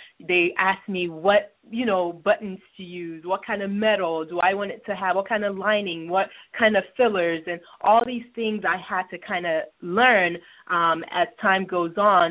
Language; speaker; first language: English; non-native, local second language; Yoruba